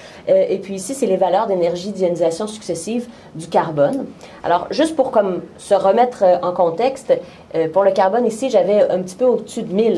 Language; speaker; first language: French; native; French